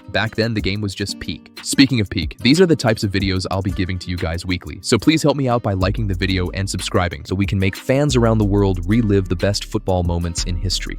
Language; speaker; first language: English; native; English